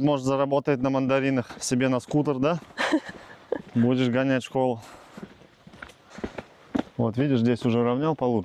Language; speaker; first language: Russian; native; Russian